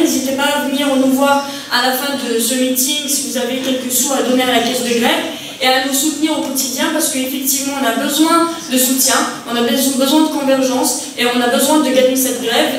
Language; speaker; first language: French; native; French